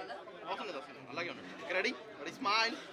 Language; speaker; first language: Telugu; native; Telugu